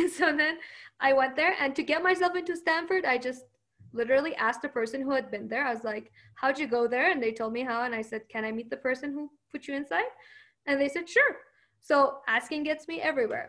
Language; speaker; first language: English; early bilingual, other home language; Persian